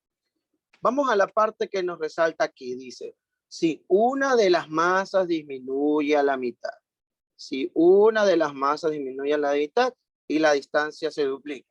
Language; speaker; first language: Spanish; native; Spanish